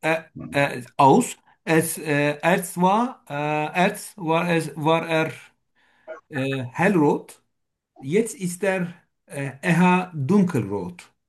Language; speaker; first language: German; non-native, learner; Turkish